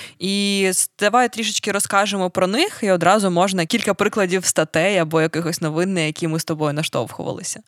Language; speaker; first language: Ukrainian; native; Ukrainian